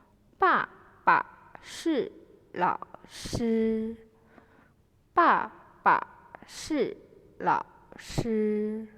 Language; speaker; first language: Chinese; non-native, fluent; Indonesian